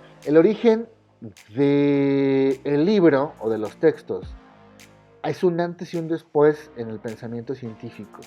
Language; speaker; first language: Spanish; native; Spanish